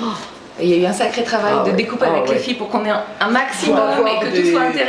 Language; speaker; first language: French; native; French